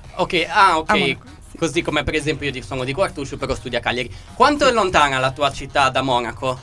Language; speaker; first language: Italian; native; Italian